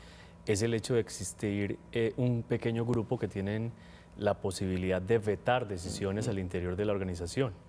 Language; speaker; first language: Spanish; native; Spanish